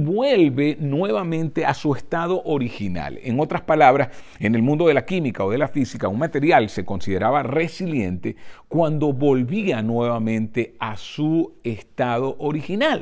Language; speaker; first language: Spanish; native; Spanish